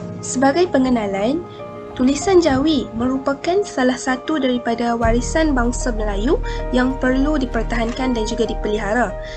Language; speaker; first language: Malay; native; Malay